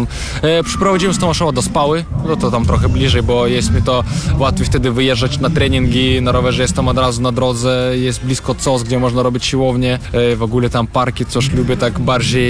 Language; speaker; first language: Polish; non-native, fluent; Russian